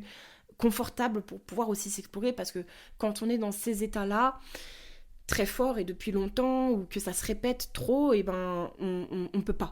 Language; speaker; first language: French; native; French